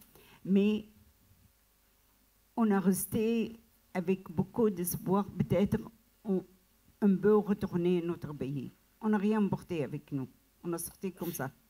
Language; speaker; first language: French; non-native, learner; Arabic